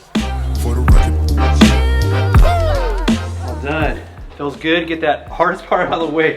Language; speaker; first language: English; native; English